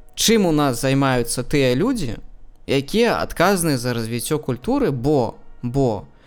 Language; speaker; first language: Belarusian; non-native, local second language; Russian